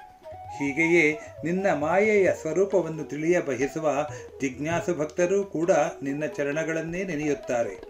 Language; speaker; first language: Kannada; native; Kannada